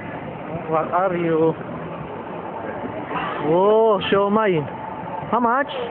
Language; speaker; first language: English; non-native, local second language; Filipino